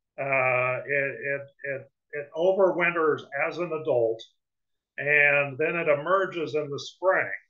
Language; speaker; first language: English; native; English